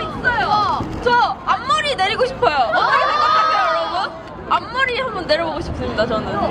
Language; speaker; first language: Korean; non-native, learner; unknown